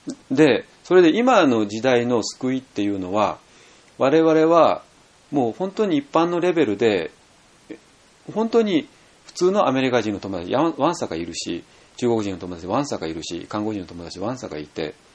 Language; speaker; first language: Japanese; native; Japanese